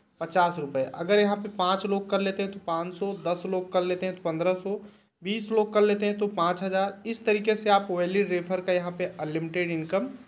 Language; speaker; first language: Hindi; native; Hindi